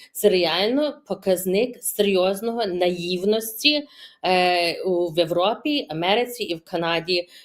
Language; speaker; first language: Ukrainian; early bilingual, heritage; Ukrainian